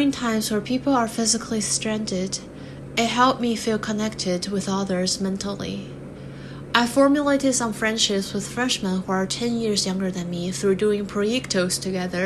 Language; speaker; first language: English; non-native, fluent; Chinese